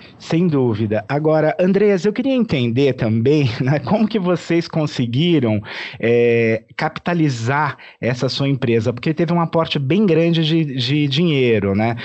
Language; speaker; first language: Portuguese; native; Portuguese